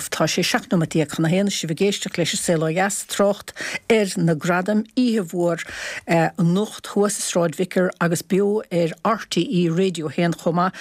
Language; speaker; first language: Irish; native; Irish